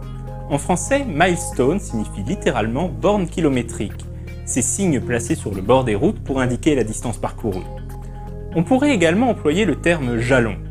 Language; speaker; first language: French; native; French